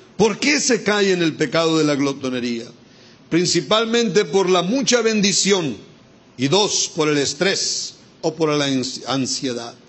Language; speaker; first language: Spanish; native; Spanish